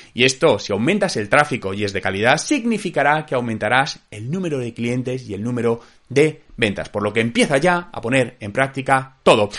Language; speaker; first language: Spanish; native; Spanish